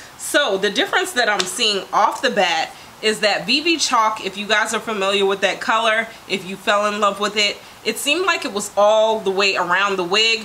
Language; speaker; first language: English; native; English